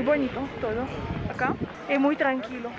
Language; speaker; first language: Spanish; non-native, fluent; Russian